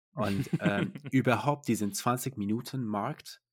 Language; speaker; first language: German; non-native, fluent; Persian